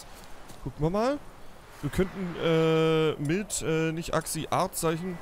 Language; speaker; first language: German; native; German